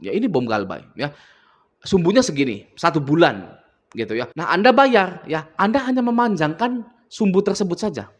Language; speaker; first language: Indonesian; native; Indonesian